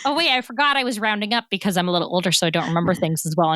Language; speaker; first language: English; native; English